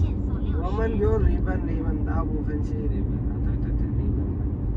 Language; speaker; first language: Chinese; non-native, learner; Urdu